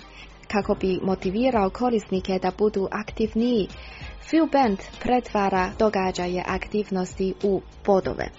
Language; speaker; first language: Croatian; non-native, fluent; Chinese